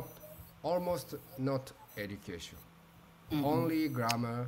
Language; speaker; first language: English; non-native, learner; Japanese